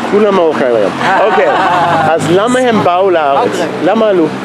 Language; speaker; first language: Hebrew; non-native, fluent; English